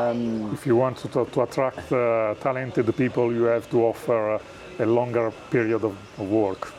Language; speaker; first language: English; non-native, fluent; Italian